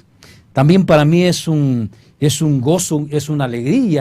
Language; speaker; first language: Spanish; native; Spanish